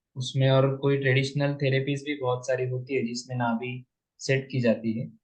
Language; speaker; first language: Hindi; non-native, local second language; Marathi